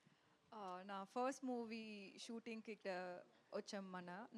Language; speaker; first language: Telugu; non-native, learner; Tamil